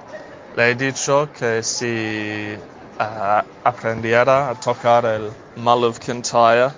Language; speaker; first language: Spanish; non-native, fluent; English